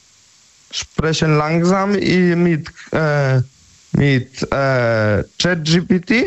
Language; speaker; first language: German; non-native, learner; Polish